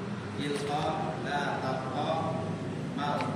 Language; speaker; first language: Arabic; non-native, learner; Indonesian